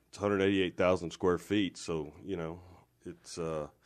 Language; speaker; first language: English; native; English